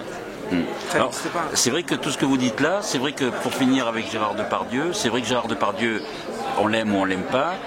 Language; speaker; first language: French; native; French